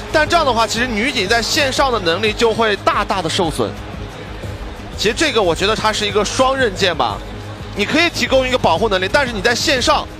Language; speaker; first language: Chinese; native; Chinese